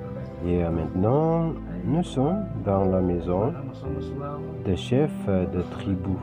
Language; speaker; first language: French; non-native, fluent; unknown